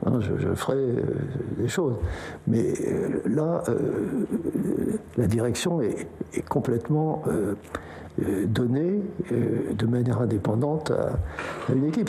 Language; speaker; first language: French; native; French